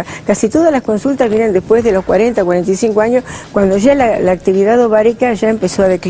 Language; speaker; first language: Spanish; native; Spanish